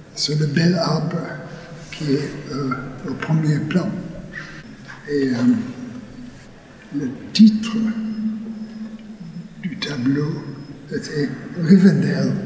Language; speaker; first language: French; non-native, learner; English